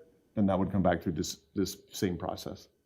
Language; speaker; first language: English; native; English